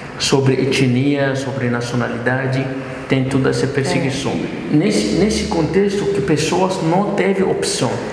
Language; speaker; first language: Portuguese; non-native, fluent; Arabic